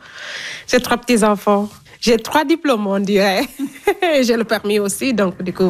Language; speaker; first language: French; non-native, fluent; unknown